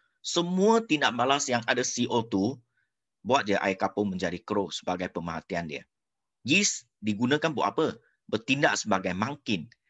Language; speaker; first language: Malay; non-native, local second language; Chinese